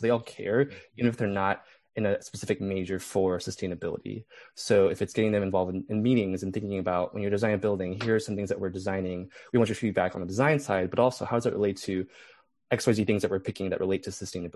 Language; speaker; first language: English; native; English